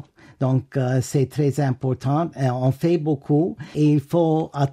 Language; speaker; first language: French; non-native, fluent; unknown